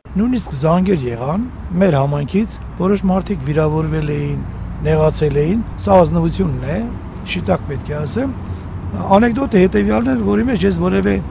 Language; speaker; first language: Armenian; non-native, local second language; Kurdish